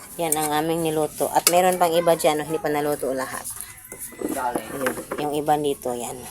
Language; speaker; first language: Filipino; non-native, local second language; Cebuano